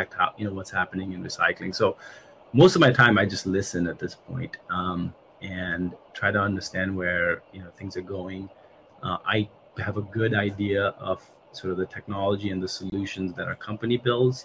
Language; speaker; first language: English; non-native, local second language; Nepali